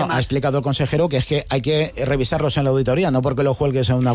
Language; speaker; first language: Spanish; native; Spanish